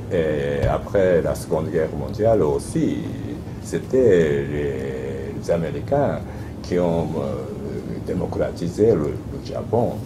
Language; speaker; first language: French; non-native, fluent; Japanese